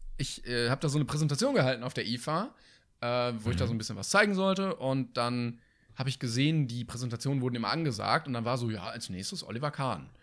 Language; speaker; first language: German; native; German